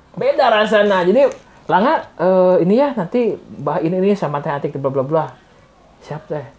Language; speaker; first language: Indonesian; non-native, local second language; Sundanese